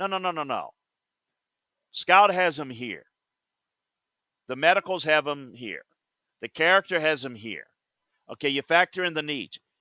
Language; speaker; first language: English; native; English